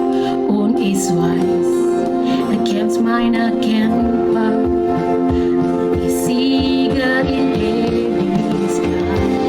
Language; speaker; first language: German; non-native, learner; Indonesian